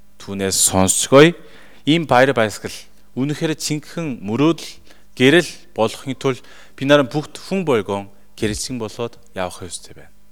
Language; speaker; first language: Mongolian; non-native, fluent; Korean